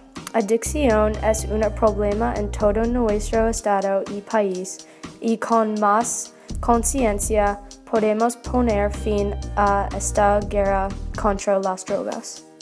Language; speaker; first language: Spanish; non-native, learner; English